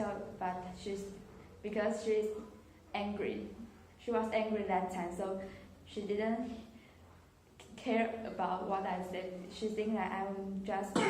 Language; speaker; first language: English; non-native, learner; Chinese